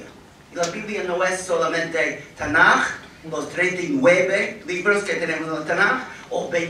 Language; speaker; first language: Spanish; non-native, fluent; English